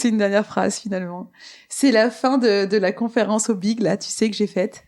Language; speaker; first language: French; native; French